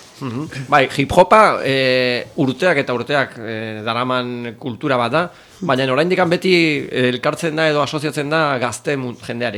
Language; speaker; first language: Basque; native; Basque